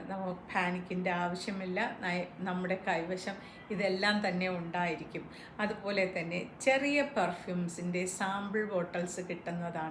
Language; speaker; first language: Malayalam; native; Malayalam